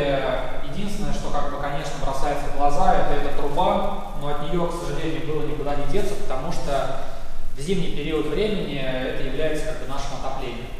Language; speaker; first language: Russian; native; Russian